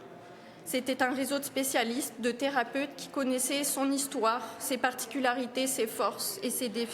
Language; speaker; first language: French; native; French